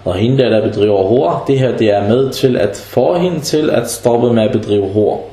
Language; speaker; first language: Danish; non-native, fluent; Arabic